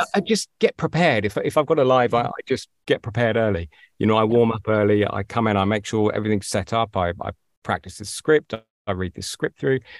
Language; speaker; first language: English; native; English